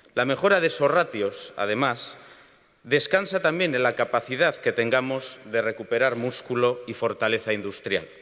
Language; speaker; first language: Spanish; native; Spanish